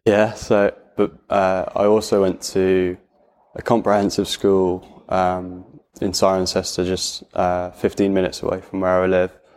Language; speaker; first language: English; native; English